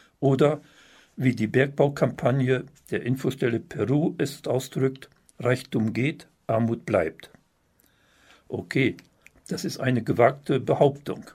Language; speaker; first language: German; native; German